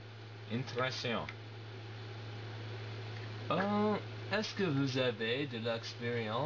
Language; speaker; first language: French; non-native, learner; English